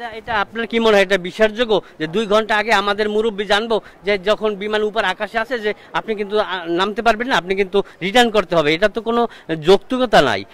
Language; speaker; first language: Bangla; native; Bangla